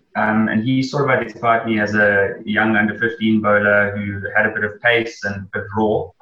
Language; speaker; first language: English; native; English